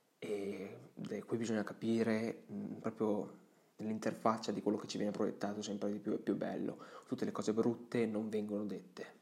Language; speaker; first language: Italian; early bilingual, other home language; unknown